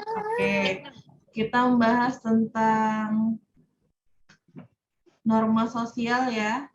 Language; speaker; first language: Indonesian; native; Indonesian